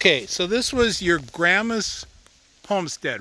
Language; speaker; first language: English; native; English